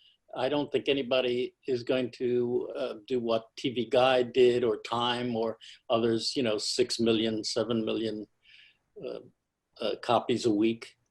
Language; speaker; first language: English; native; English